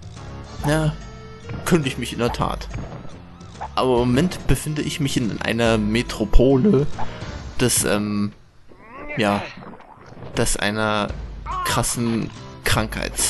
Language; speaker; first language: German; native; German